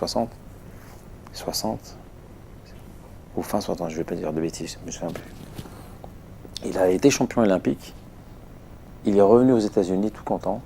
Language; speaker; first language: French; native; French